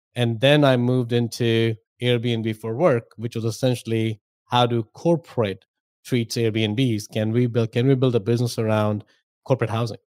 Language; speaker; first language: English; non-native, local second language; Hindi